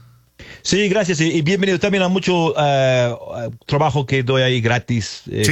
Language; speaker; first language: Spanish; non-native, fluent; English